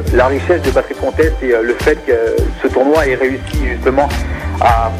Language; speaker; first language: French; native; French